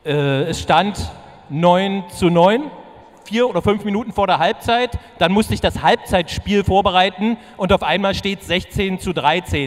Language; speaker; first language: German; native; German